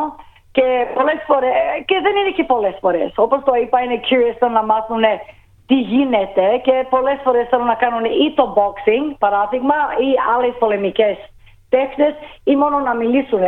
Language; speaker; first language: Greek; early bilingual, heritage; Greek